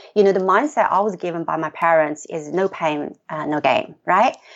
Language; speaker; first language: English; non-native, fluent; Chinese